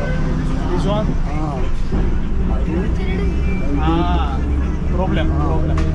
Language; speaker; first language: English; non-native, learner; Turkish